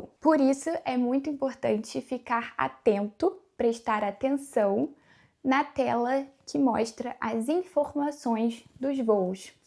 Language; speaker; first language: Portuguese; native; Portuguese